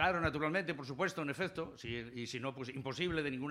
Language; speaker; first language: Spanish; native; Spanish